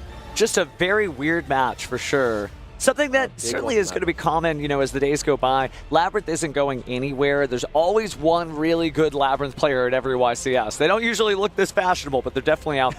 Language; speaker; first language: English; native; English